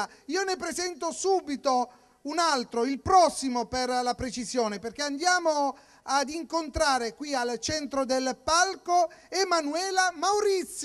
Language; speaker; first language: Italian; native; Italian